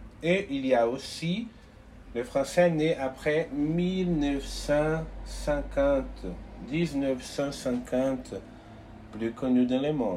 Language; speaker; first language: French; non-native, learner; Portuguese